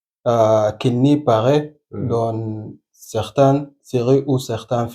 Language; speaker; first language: French; non-native, learner; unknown